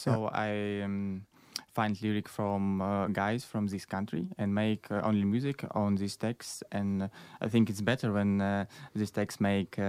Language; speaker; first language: English; non-native, learner; Belarusian